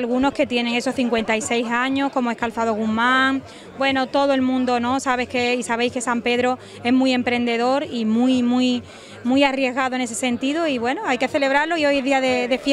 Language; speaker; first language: Spanish; native; Spanish